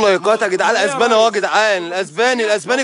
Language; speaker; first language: Arabic; native; Arabic